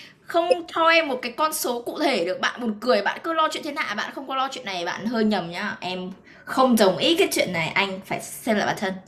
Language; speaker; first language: Vietnamese; native; Vietnamese